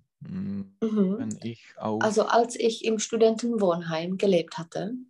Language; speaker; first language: German; non-native, fluent; Czech